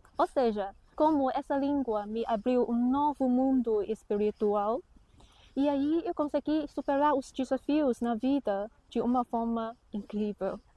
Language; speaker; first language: Portuguese; non-native, fluent; Chinese